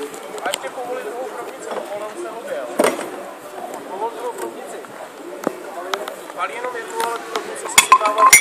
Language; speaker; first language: Czech; native; Czech